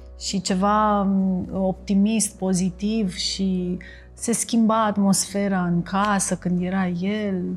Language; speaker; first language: Romanian; native; Romanian